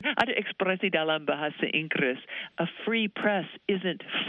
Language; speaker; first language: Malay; non-native, fluent; English